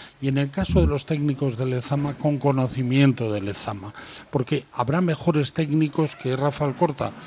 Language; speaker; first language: Spanish; native; Spanish